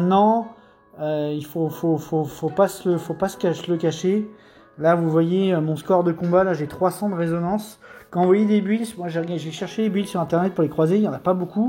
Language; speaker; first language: French; native; French